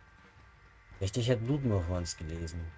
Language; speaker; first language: German; native; German